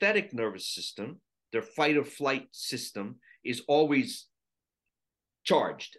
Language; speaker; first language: English; non-native, local second language; Sinhala